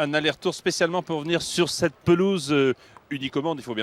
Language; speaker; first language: French; native; French